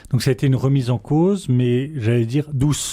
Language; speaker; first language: French; native; French